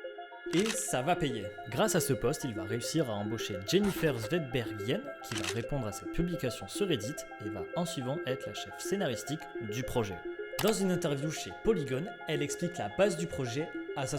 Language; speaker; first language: French; native; French